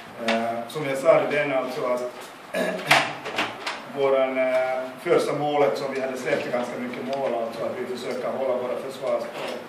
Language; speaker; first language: Swedish; non-native, fluent; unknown